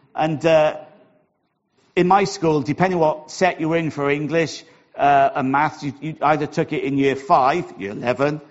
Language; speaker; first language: English; native; English